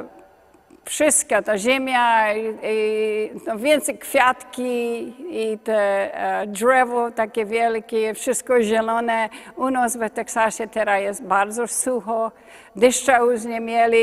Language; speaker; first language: Polish; early bilingual, heritage; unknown